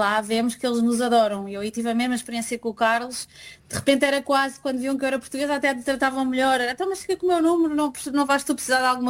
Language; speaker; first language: Portuguese; native; Portuguese